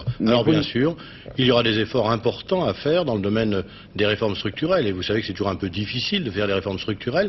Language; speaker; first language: French; native; French